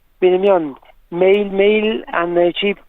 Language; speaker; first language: Korean; non-native, learner; Italian